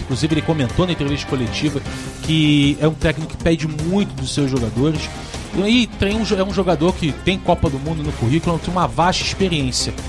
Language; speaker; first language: Portuguese; native; Portuguese